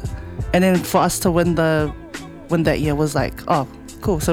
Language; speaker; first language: English; native; English